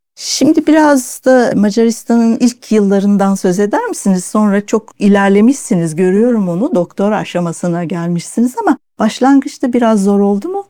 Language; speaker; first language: Turkish; native; Turkish